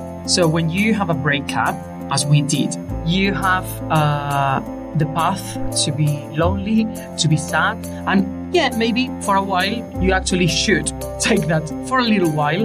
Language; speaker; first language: English; non-native, fluent; Spanish